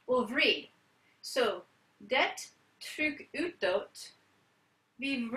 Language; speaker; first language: Swedish; non-native, learner; English